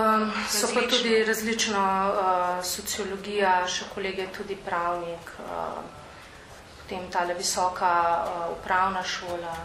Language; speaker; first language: Slovenian; native; Slovenian